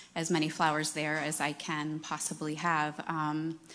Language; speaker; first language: English; native; English